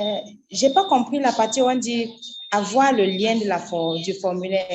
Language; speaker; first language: French; non-native, local second language; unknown